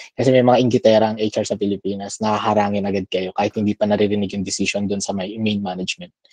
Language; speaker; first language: Filipino; native; Filipino